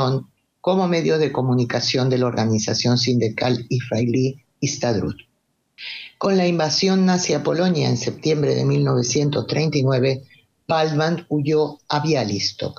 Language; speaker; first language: Spanish; native; Spanish